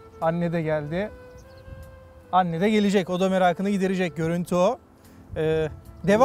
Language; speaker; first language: Turkish; native; Turkish